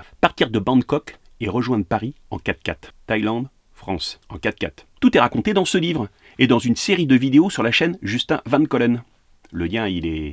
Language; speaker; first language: French; native; French